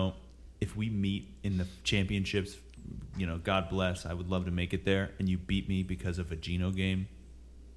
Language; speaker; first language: English; native; English